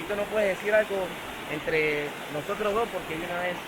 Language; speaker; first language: Spanish; native; Spanish